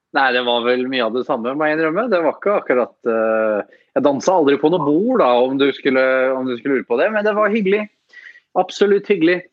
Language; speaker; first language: Norwegian; native; Norwegian